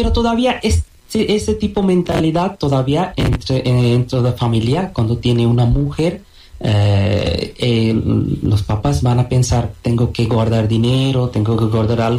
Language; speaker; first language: Spanish; non-native, fluent; Bangla